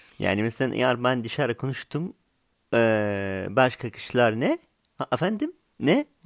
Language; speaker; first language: Turkish; non-native, learner; Arabic